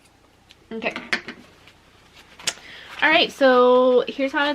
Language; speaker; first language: English; native; English